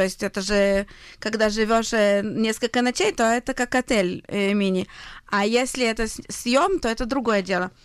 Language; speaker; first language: Russian; early bilingual, heritage; Hebrew